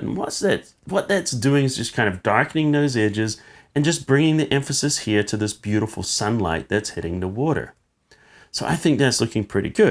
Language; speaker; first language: English; native; English